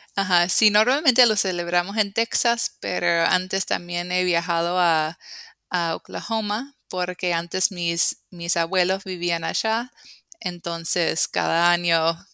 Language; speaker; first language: Spanish; non-native, fluent; English